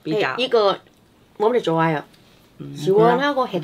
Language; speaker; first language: Korean; non-native, fluent; Vietnamese